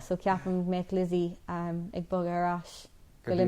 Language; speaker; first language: Irish; non-native, local second language; English